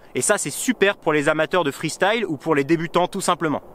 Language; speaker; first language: French; native; French